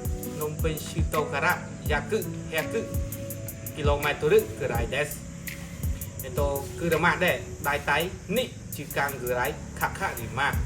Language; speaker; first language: Japanese; non-native, learner; Khmer